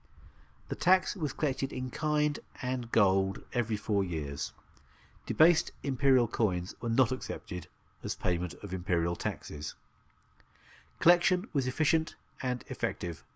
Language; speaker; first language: English; native; English